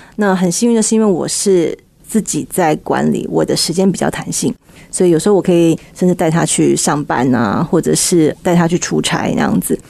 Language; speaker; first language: Chinese; early bilingual, heritage; Chinese